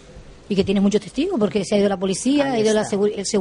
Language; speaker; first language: Spanish; native; Spanish